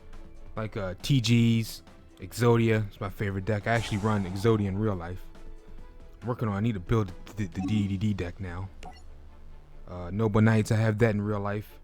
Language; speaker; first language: English; native; English